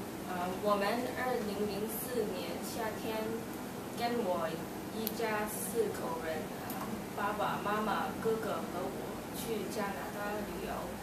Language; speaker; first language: Chinese; non-native, learner; English